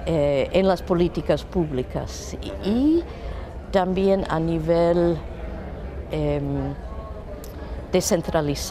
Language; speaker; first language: Spanish; non-native, fluent; English